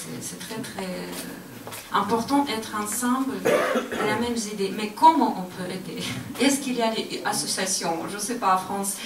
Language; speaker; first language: French; non-native, learner; Russian